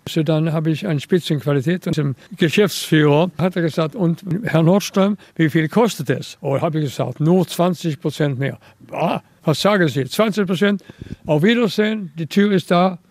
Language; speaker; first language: German; non-native, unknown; Swedish